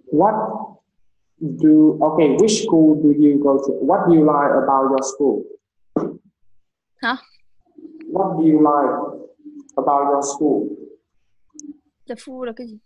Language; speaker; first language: English; non-native, learner; Vietnamese